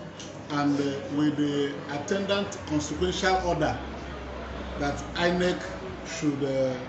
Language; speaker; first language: English; non-native, local second language; Igbo